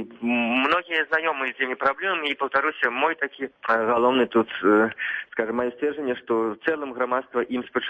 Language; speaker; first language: Belarusian; native; Belarusian